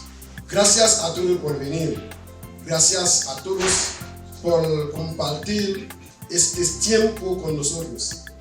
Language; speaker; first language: Spanish; non-native, fluent; Haitian Creole